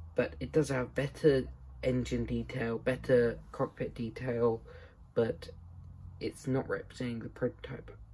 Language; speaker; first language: English; native; English